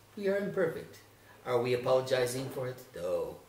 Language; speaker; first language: English; native; English